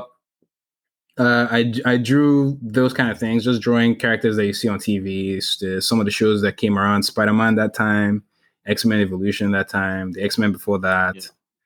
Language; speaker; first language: English; non-native, local second language; Igbo